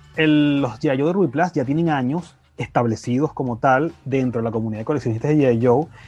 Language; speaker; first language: Spanish; native; Spanish